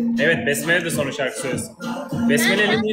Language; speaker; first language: Turkish; native; Turkish